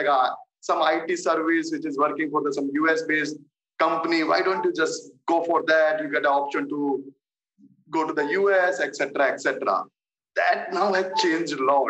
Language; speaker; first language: English; non-native, local second language; Hindi